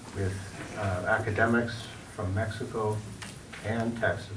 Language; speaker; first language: English; native; English